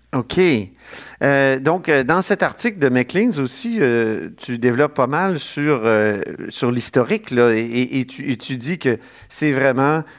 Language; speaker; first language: French; native; French